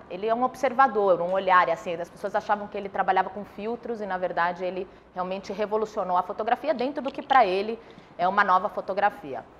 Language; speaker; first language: Portuguese; early bilingual, other home language; Spanish